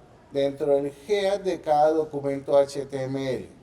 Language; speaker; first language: Spanish; native; Spanish